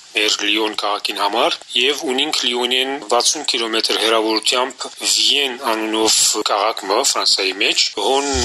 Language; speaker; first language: Armenian; early bilingual, heritage; Armenian